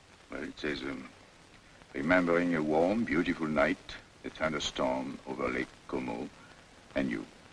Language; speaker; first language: English; non-native, fluent; French